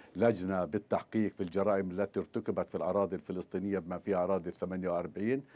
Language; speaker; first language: Arabic; native; Arabic